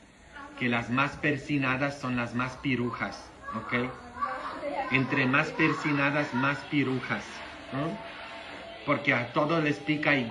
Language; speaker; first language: Spanish; non-native, fluent; Polish